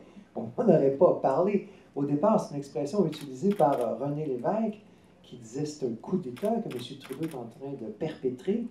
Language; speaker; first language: French; native; French